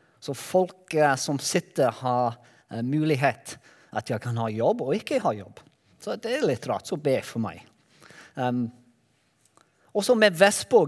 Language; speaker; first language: Norwegian; non-native, learner; Welsh